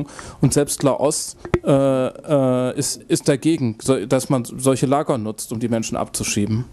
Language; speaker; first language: German; native; German